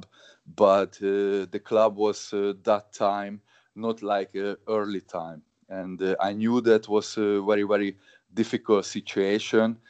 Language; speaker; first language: English; non-native, learner; Hungarian